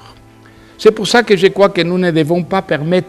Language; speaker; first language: French; non-native, fluent; Spanish